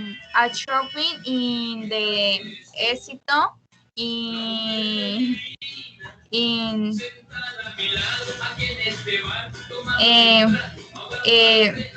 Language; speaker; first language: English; non-native, learner; Spanish